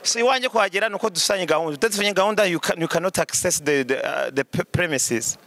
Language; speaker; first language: Kinyarwanda; early bilingual, heritage; Kinyarwanda